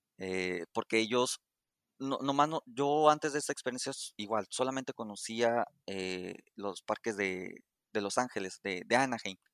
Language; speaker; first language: Spanish; native; Spanish